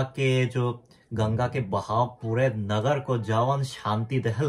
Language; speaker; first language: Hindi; non-native, fluent; Korean